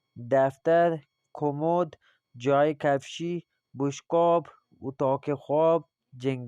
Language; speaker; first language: Persian; non-native, fluent; Urdu